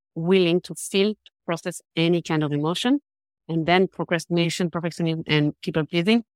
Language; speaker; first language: English; non-native, fluent; French